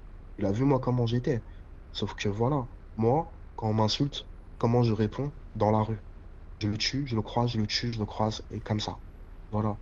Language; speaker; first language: French; native; French